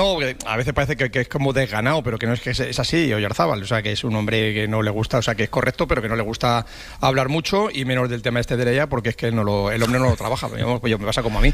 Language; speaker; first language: Spanish; native; Spanish